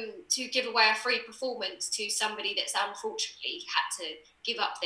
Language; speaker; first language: English; native; English